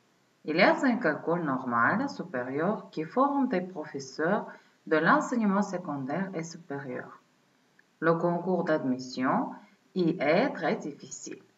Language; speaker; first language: French; non-native, fluent; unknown